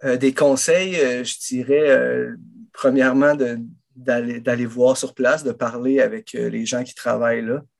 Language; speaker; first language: French; native; French